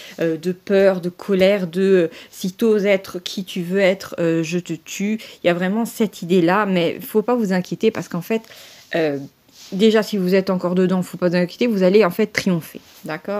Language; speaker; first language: French; native; French